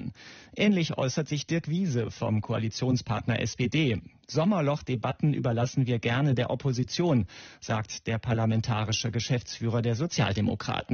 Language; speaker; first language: German; native; German